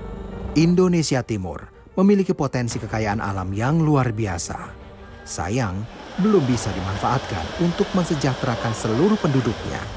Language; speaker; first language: Indonesian; native; Indonesian